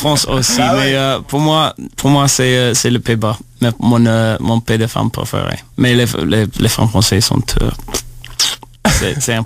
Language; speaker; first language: French; non-native, learner; English